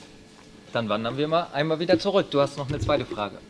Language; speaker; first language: German; native; German